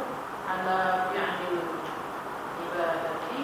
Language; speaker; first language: Arabic; non-native, learner; Indonesian